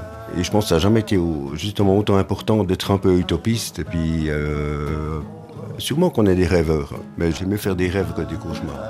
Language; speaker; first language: French; native; French